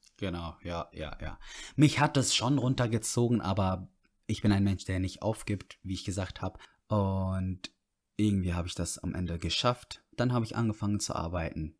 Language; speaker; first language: German; non-native, fluent; Arabic